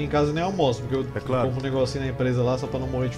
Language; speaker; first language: Portuguese; native; Portuguese